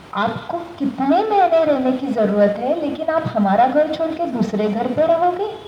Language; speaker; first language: Hindi; non-native, local second language; Marathi